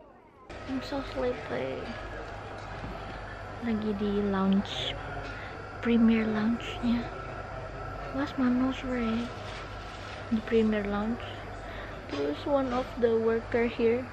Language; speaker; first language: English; non-native, learner; Indonesian